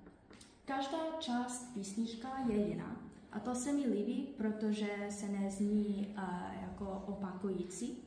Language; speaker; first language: Czech; non-native, learner; English